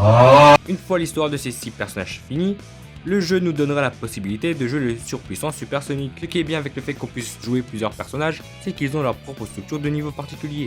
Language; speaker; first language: French; native; French